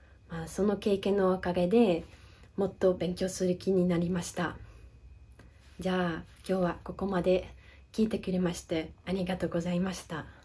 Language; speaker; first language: Japanese; non-native, fluent; Dutch